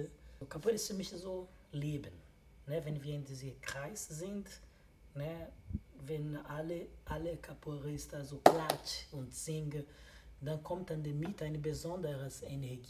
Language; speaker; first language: German; non-native, learner; Portuguese